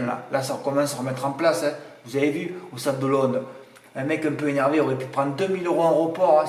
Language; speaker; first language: French; native; French